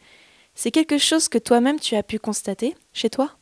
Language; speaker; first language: French; native; French